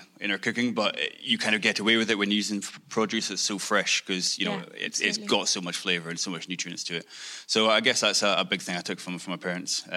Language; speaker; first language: English; native; English